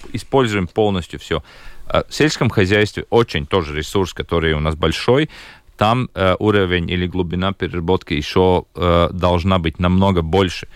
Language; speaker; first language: Russian; non-native, local second language; Latvian